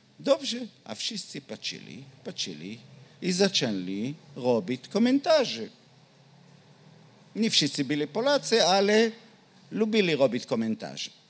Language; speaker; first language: Polish; non-native, learner; Hebrew